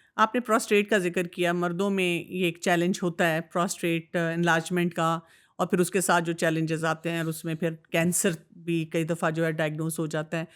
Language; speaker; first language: Urdu; native; Urdu